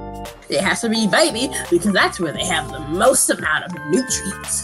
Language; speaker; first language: English; native; English